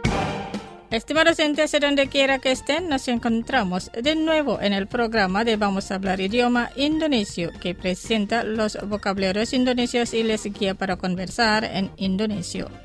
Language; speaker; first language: Spanish; non-native, fluent; Indonesian